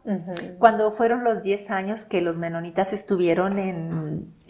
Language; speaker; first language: Spanish; non-native, local second language; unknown